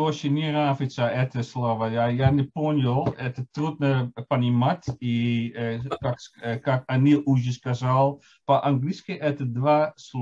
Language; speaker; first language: Russian; non-native, fluent; Dutch